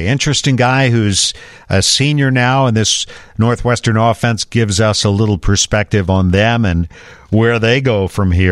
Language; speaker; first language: English; native; English